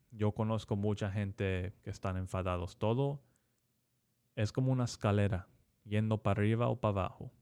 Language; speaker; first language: Spanish; early bilingual, heritage; Spanish